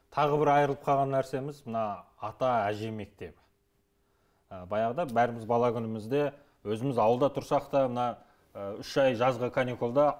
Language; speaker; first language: Kazakh; native; Kazakh